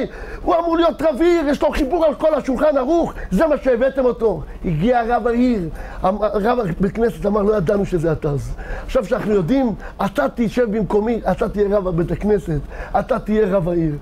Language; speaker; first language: Hebrew; native; Hebrew